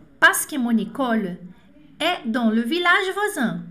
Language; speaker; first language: French; non-native, fluent; Portuguese